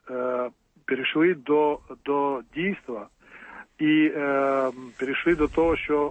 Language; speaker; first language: Ukrainian; non-native, fluent; Georgian